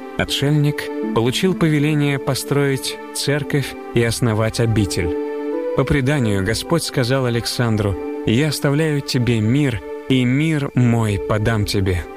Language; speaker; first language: Russian; native; Russian